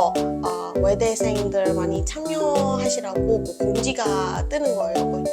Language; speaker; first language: Korean; non-native, fluent; Burmese